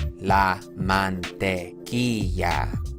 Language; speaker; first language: Spanish; non-native, fluent; English